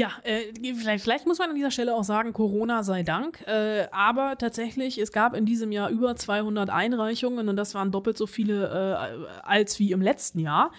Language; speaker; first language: German; native; German